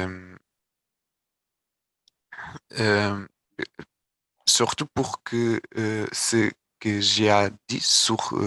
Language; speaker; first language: French; non-native, learner; Portuguese